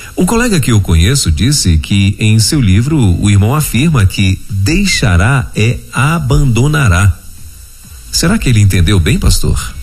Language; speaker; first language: Portuguese; native; Portuguese